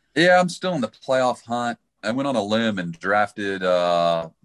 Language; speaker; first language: English; native; English